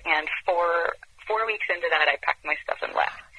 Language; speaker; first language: English; non-native, fluent; Hebrew